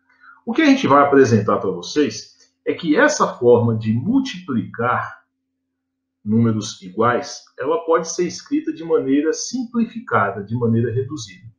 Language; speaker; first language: Portuguese; native; Portuguese